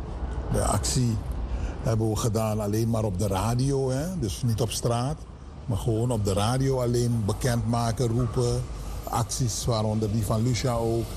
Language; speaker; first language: Dutch; native; Dutch